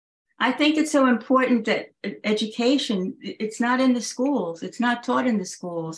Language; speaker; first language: English; native; English